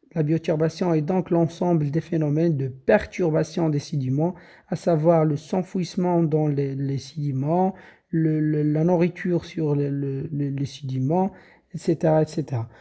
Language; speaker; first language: French; non-native, local second language; Arabic